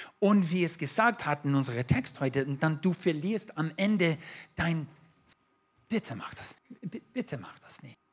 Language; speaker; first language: German; non-native, fluent; English